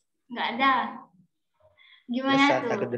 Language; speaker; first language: Indonesian; native; Indonesian